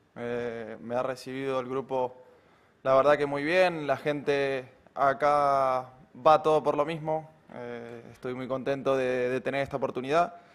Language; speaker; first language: Spanish; native; Spanish